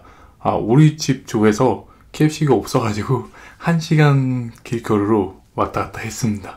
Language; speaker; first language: Korean; non-native, fluent; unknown